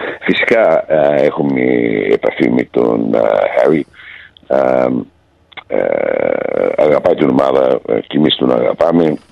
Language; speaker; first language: Greek; early bilingual, heritage; Greek